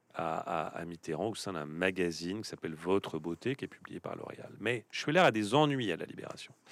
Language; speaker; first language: French; native; French